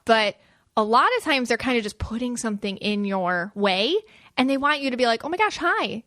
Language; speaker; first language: English; native; English